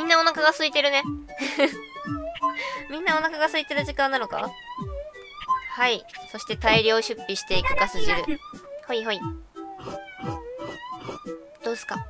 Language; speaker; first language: Japanese; native; Japanese